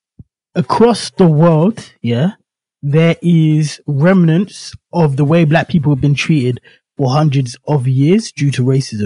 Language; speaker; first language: English; native; English